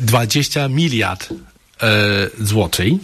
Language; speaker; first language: Polish; non-native, learner; Chinese